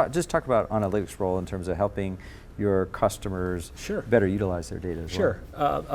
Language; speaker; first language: English; native; English